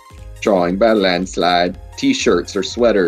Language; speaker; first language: English; native; English